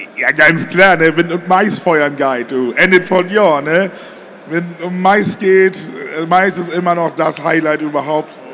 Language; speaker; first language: German; native; German